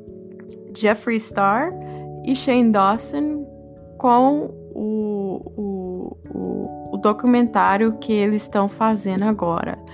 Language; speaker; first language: Portuguese; early bilingual, heritage; Portuguese